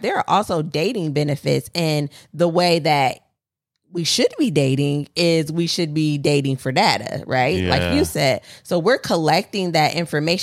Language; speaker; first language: English; native; English